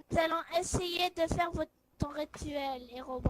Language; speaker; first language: French; native; French